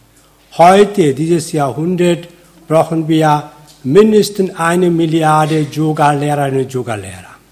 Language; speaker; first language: German; non-native, fluent; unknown